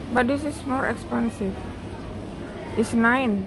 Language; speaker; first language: English; non-native, learner; Indonesian